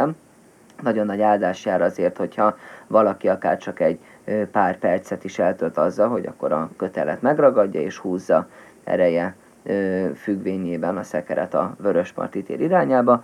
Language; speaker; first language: Hungarian; native; Hungarian